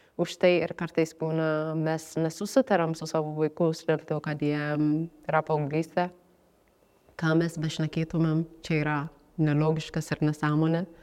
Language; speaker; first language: Lithuanian; non-native, fluent; Amharic